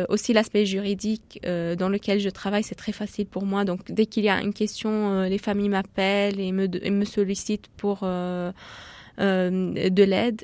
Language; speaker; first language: French; non-native, fluent; Arabic